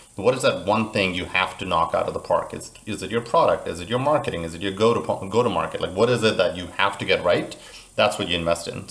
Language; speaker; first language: English; native; English